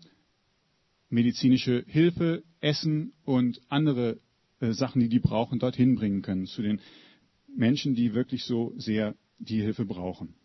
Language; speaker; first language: German; native; German